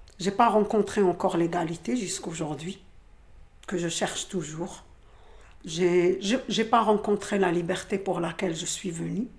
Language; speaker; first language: French; non-native, local second language; Arabic